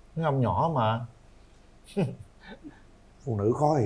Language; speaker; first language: Vietnamese; native; Vietnamese